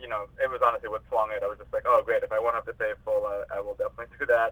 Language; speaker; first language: English; non-native, local second language; Hindi